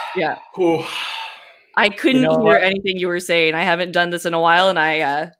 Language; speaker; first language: English; native; English